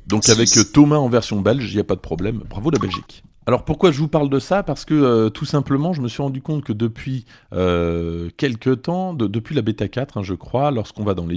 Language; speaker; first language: French; native; French